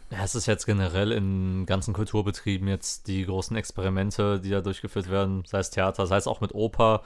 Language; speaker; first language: German; native; German